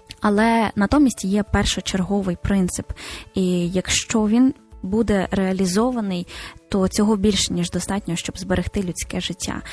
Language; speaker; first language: Ukrainian; native; Ukrainian